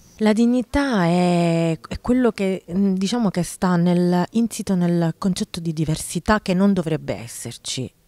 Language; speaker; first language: Italian; native; Italian